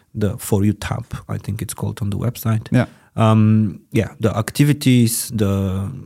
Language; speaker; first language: English; non-native, fluent; Bulgarian